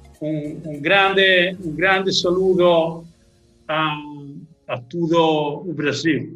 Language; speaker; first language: Portuguese; non-native, learner; Italian